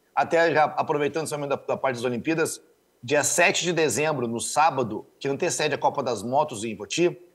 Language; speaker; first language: Portuguese; native; Portuguese